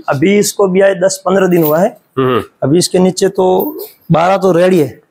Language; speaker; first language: Hindi; non-native, local second language; Gujarati